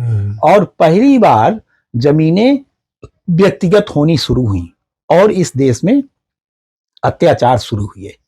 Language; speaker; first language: Hindi; native; Hindi